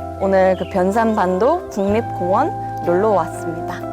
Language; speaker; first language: Korean; non-native, fluent; English